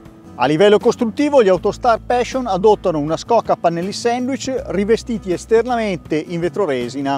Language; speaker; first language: Italian; native; Italian